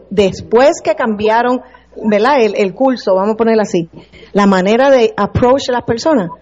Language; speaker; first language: Spanish; native; Spanish